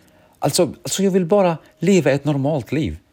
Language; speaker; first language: Swedish; early bilingual, other home language; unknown